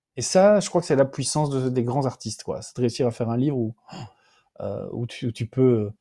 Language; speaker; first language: French; native; French